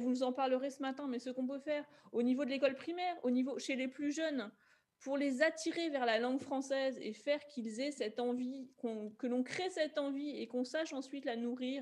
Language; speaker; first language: French; native; French